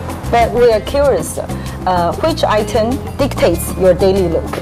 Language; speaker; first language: English; non-native, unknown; Chinese